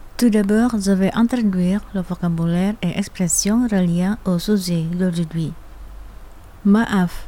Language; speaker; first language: French; non-native, fluent; Indonesian